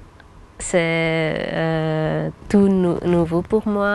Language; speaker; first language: French; non-native, local second language; Dutch